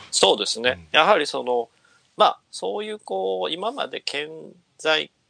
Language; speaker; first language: Japanese; native; Japanese